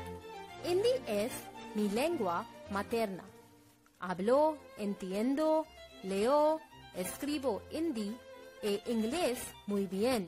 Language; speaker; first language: Spanish; non-native, learner; Hindi